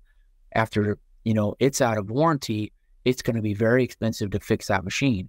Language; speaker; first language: English; native; English